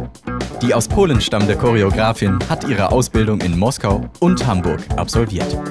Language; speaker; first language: German; native; German